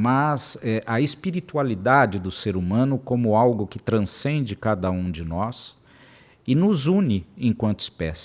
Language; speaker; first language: Portuguese; native; Portuguese